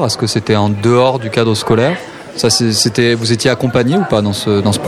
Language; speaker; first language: French; native; French